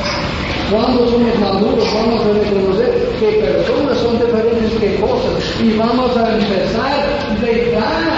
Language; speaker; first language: Spanish; non-native, fluent; English